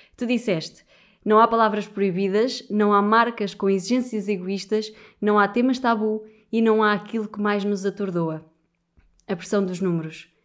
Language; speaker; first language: Portuguese; native; Portuguese